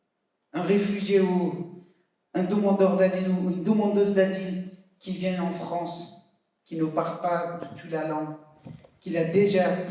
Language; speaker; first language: French; non-native, fluent; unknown